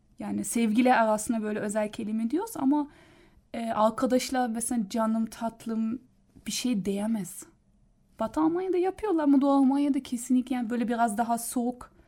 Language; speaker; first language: Turkish; non-native, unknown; German